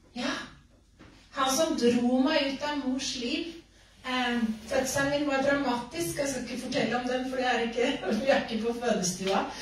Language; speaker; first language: Norwegian; native; Norwegian